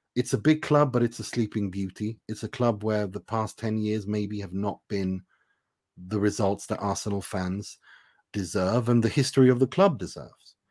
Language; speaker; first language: English; non-native, fluent; Persian